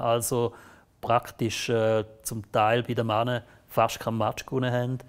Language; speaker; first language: German; native; German